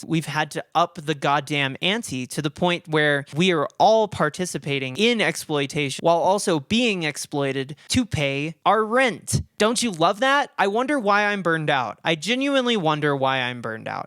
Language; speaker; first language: English; native; English